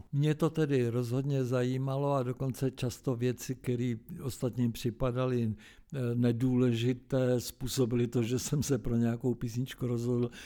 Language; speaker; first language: Czech; native; Czech